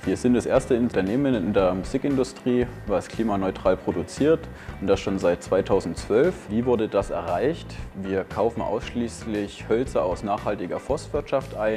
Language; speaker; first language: German; native; German